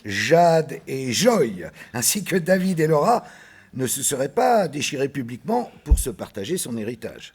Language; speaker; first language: French; native; French